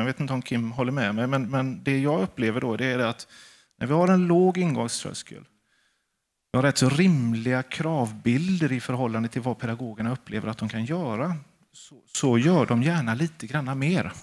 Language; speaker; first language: Swedish; native; Swedish